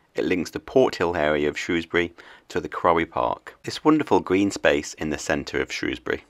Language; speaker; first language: English; native; English